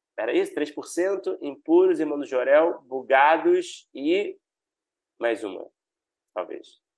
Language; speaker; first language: Portuguese; native; Portuguese